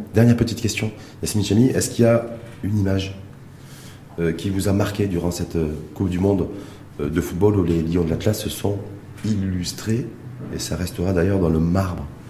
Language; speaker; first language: French; non-native, local second language; Arabic